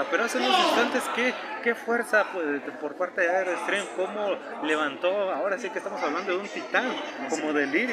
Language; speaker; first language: Spanish; native; Spanish